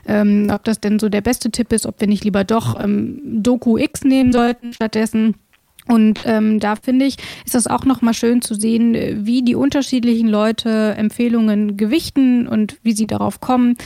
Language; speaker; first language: German; native; German